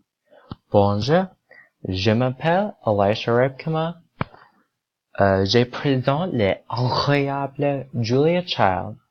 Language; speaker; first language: French; non-native, learner; English